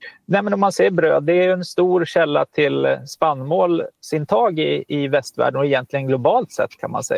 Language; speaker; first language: Swedish; native; Swedish